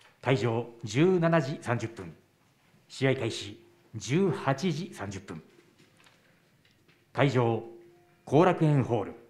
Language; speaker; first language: Japanese; native; Japanese